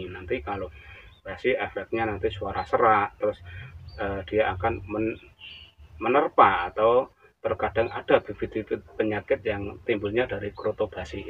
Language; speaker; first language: Indonesian; native; Indonesian